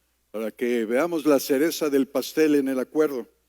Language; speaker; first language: Spanish; native; Spanish